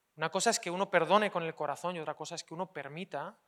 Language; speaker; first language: Spanish; native; Spanish